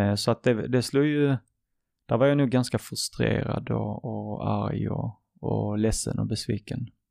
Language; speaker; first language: Swedish; early bilingual, other home language; Arabic